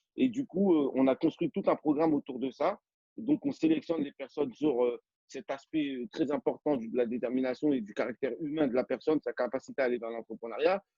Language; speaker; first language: French; native; French